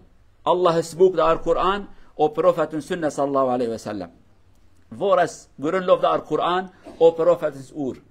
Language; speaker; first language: Norwegian; non-native, fluent; Kurdish